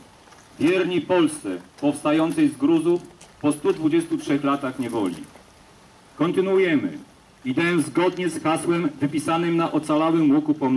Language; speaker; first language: Polish; native; Polish